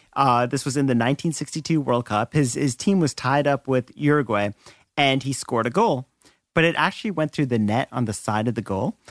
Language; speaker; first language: English; native; English